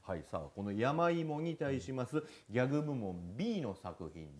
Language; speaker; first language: Japanese; native; Japanese